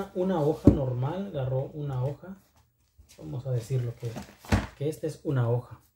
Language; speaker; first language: Spanish; non-native, local second language; Zapotec